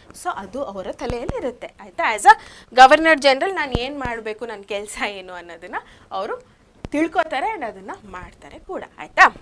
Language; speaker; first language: Kannada; native; Kannada